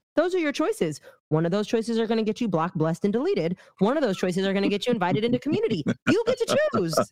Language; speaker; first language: English; early bilingual, other home language; Arabic